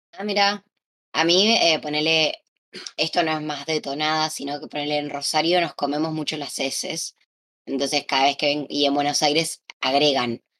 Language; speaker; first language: Spanish; native; Spanish